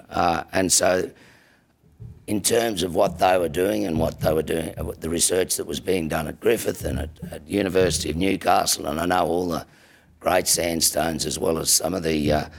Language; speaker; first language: English; native; English